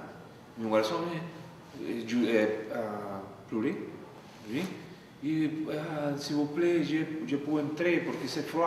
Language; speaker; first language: French; non-native, learner; Spanish